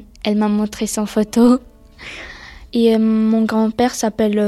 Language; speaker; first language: French; early bilingual, other home language; Pashto